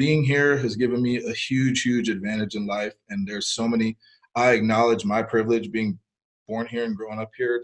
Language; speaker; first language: English; early bilingual, other home language; Spanish